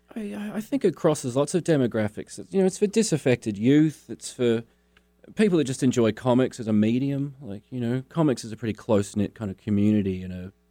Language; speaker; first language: English; native; English